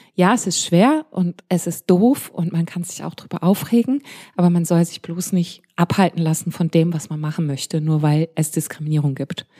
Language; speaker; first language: German; early bilingual, heritage; German